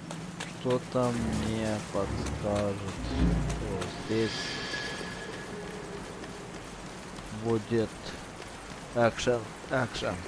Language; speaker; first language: Russian; non-native, local second language; Romanian